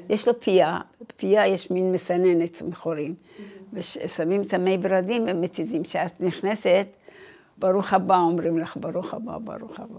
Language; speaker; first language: Hebrew; early bilingual, other home language; Persian